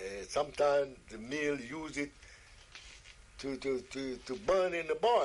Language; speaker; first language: English; early bilingual, other home language; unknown